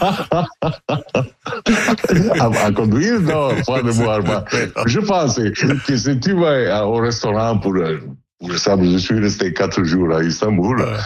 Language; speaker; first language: French; non-native, learner; Italian